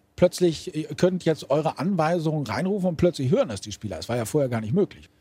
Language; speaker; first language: German; native; German